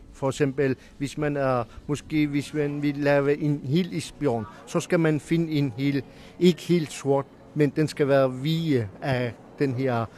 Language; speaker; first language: Danish; non-native, local second language; Kalaallisut